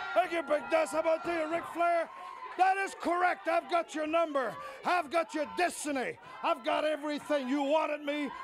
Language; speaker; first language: English; native; English